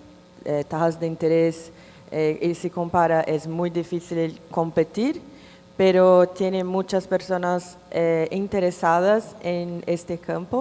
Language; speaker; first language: Spanish; non-native, fluent; Portuguese